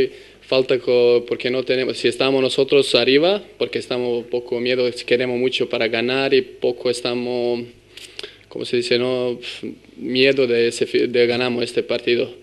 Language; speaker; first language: Spanish; non-native, learner; Serbian